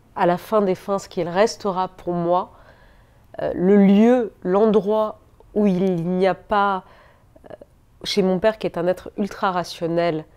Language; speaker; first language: French; native; French